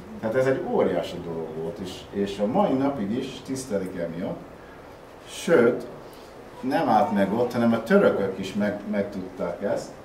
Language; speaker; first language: Hungarian; early bilingual, heritage; Hungarian